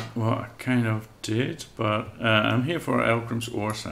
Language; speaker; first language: English; native; English